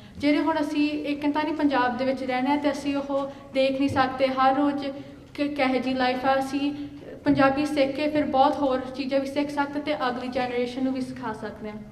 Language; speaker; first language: Punjabi; early bilingual, heritage; Punjabi